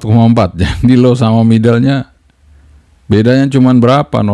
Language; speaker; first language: Indonesian; native; Indonesian